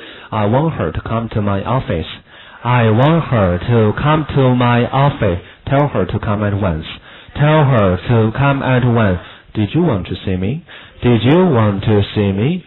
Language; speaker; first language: English; non-native, fluent; Chinese